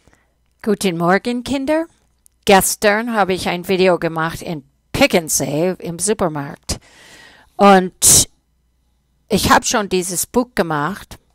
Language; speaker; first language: German; non-native, fluent; English